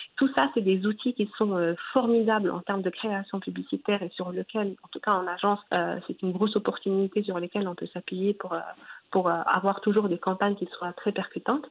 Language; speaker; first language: French; non-native, local second language; Arabic